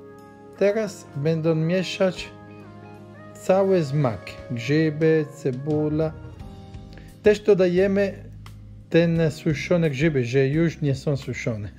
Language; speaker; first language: Polish; non-native, learner; Italian